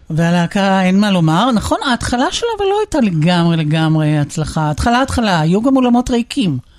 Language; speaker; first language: Hebrew; native; Hebrew